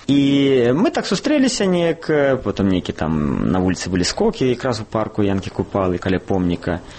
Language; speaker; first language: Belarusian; native; Belarusian